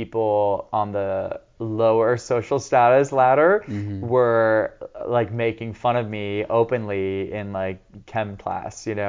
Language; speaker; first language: English; native; English